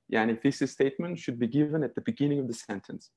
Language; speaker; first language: English; non-native, fluent; Uzbek